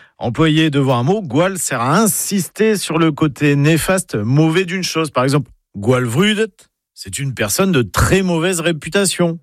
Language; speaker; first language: French; native; French